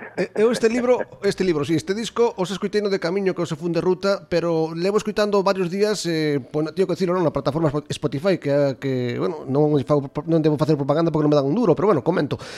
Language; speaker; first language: Galician; native; Galician